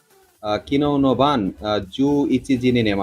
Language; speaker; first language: Japanese; non-native, learner; Bangla